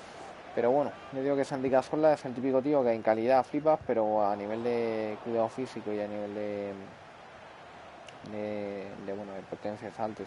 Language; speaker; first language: Spanish; native; Spanish